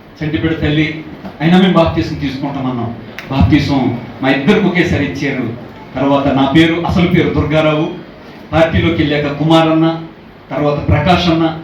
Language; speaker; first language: Telugu; non-native, local second language; Koya